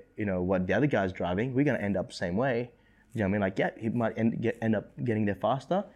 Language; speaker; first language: English; early bilingual, other home language; Indonesian